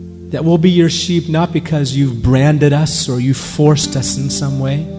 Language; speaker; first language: English; native; English